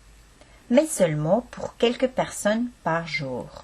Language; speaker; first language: French; non-native, fluent; Estonian